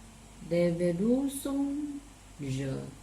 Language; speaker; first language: French; non-native, learner; Chinese